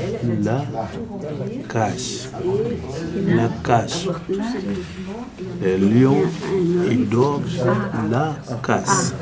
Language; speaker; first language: French; non-native, learner; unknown